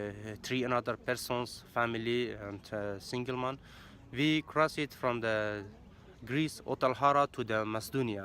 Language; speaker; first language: English; non-native, learner; Persian